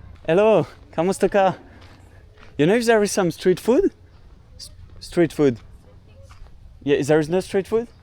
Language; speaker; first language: English; non-native, learner; French